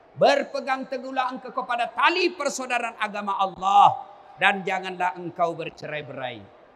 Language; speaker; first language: Indonesian; native; Indonesian